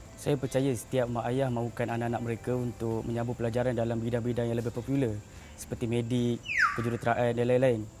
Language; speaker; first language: Malay; native; Malay